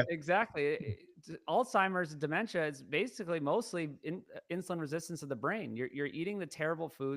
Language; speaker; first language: English; native; English